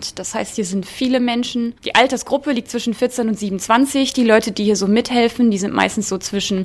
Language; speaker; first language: German; native; German